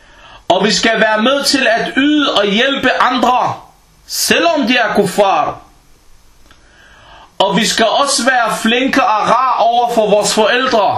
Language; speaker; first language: Danish; early bilingual, other home language; Arabic